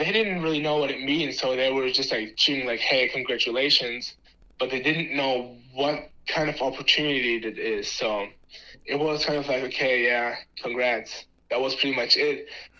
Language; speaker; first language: English; non-native, fluent; German